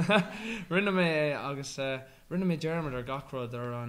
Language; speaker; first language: Irish; non-native, local second language; English